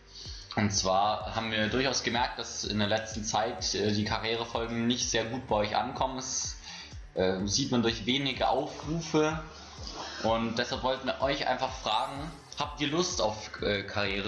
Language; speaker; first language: German; native; German